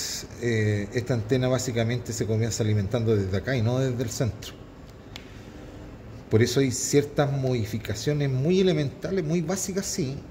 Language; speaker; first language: Spanish; native; Spanish